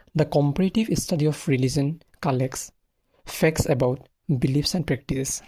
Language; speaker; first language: English; non-native, local second language; Assamese